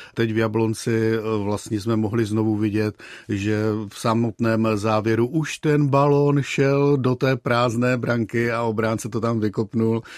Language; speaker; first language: Czech; native; Czech